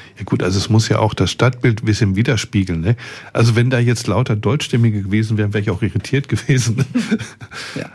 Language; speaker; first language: German; native; German